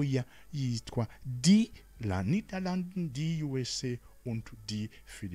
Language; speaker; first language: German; non-native, learner; Rundi